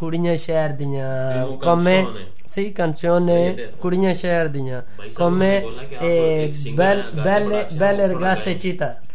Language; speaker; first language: Italian; non-native, learner; Punjabi